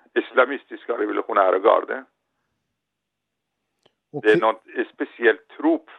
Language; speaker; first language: Swedish; non-native, learner; Persian